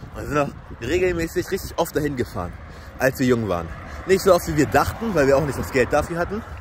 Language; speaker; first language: German; native; German